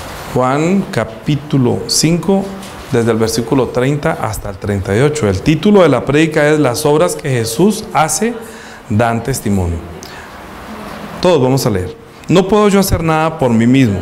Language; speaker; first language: Spanish; native; Spanish